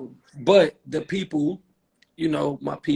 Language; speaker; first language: English; native; English